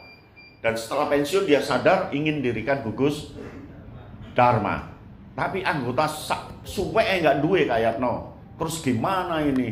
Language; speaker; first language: Indonesian; native; Indonesian